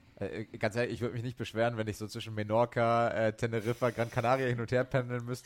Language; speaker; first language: German; native; German